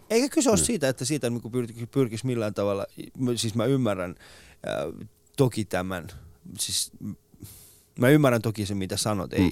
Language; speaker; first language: Finnish; early bilingual, other home language; Persian